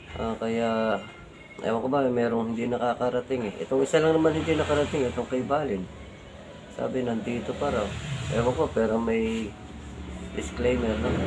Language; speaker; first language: Filipino; native; Filipino